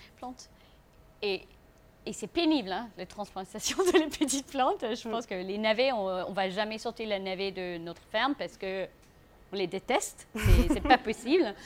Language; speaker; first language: French; non-native, fluent; English